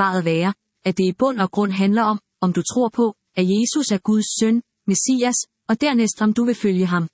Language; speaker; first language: Danish; native; Danish